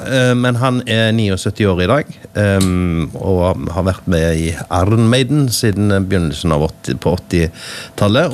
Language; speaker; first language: Norwegian; native; Norwegian